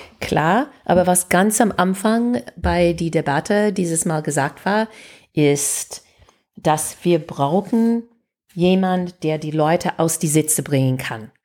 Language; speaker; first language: German; non-native, fluent; English